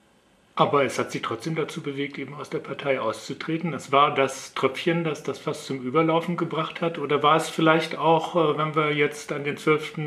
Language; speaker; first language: German; native; German